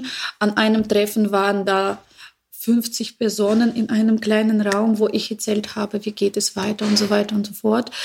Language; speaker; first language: German; non-native, fluent; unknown